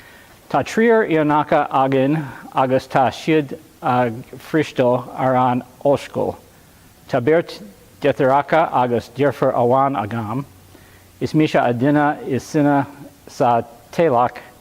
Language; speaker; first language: Irish; non-native, learner; English